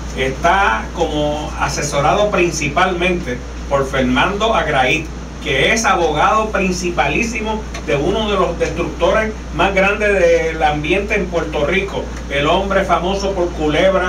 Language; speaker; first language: Spanish; native; Spanish